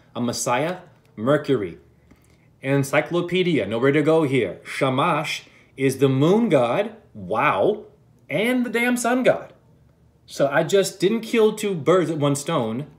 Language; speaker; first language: English; native; English